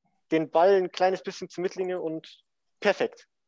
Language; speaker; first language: German; native; German